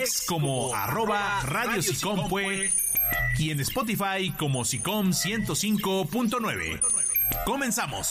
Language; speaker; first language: Spanish; native; Spanish